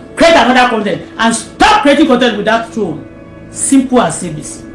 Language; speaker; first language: English; non-native, local second language; Yoruba